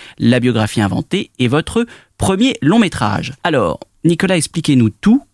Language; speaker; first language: French; native; French